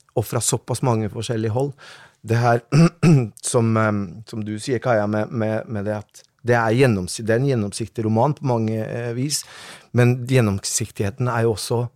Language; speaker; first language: Norwegian; early bilingual, other home language; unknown